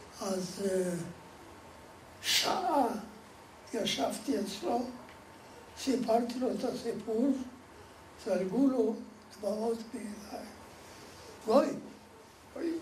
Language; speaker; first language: Hebrew; non-native, fluent; Polish